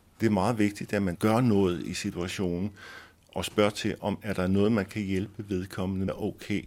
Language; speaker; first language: Danish; native; Danish